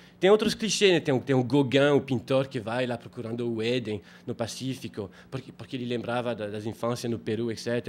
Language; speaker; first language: Portuguese; non-native, fluent; French